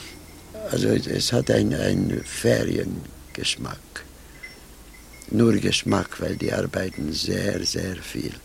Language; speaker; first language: German; non-native, fluent; Hungarian